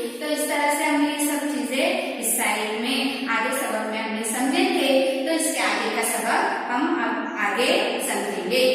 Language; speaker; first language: Urdu; native; Urdu